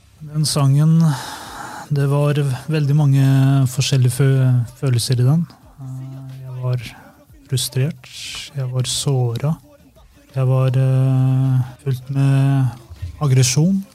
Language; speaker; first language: Norwegian; early bilingual, other home language; Albanian